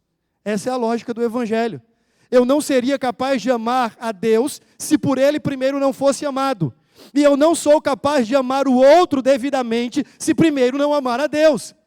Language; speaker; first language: Portuguese; native; Portuguese